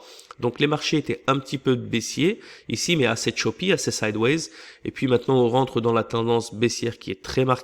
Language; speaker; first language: French; native; French